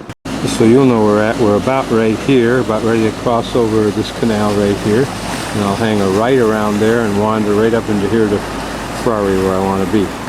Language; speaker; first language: English; native; English